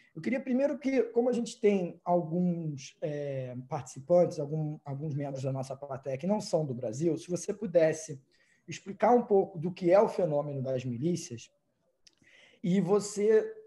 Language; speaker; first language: Portuguese; native; Portuguese